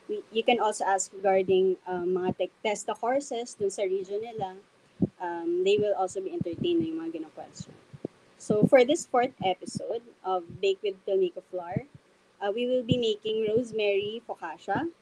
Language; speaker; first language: English; non-native, local second language; Filipino